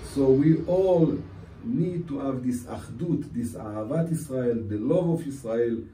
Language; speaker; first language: English; non-native, fluent; Hebrew